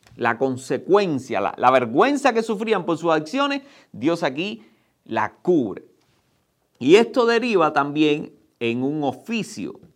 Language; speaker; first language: Spanish; native; Spanish